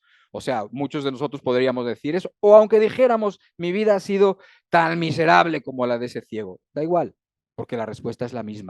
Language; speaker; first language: Spanish; native; Spanish